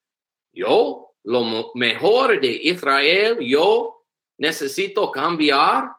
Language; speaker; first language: Spanish; non-native, learner; English